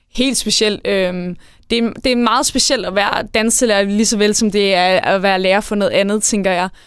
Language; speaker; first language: Danish; native; Danish